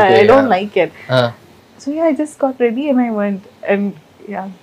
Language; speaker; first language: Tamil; non-native, learner; Malayalam